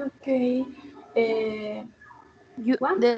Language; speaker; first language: English; non-native, learner; Spanish